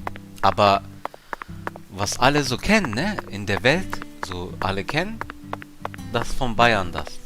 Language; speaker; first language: German; non-native, fluent; Japanese